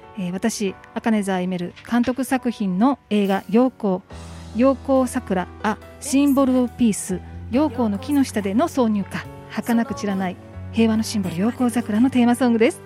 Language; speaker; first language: Japanese; native; Japanese